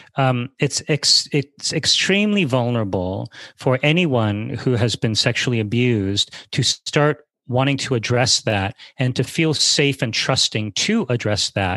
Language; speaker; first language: English; native; English